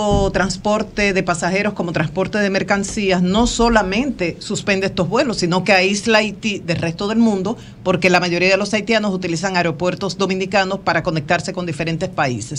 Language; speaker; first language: Spanish; native; Spanish